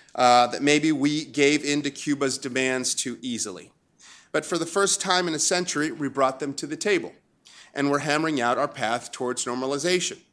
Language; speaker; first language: English; non-native, fluent; Spanish